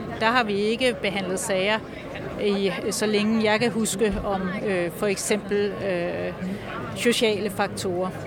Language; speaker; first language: Danish; native; Danish